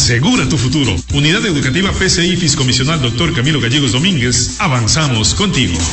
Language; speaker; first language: Spanish; native; Spanish